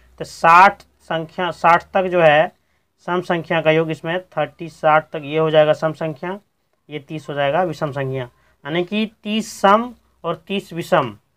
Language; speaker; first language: Hindi; native; Hindi